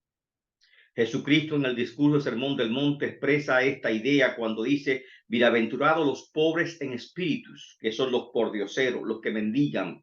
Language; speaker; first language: Spanish; native; Spanish